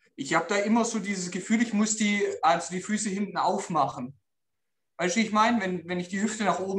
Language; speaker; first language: German; native; German